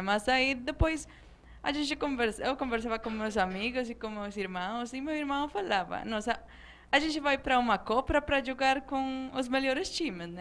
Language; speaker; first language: Portuguese; non-native, fluent; Spanish